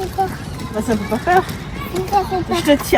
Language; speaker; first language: French; native; French